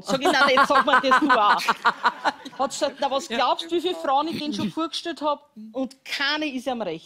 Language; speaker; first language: German; native; German